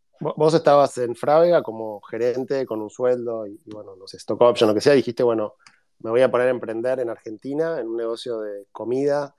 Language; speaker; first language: Spanish; native; Spanish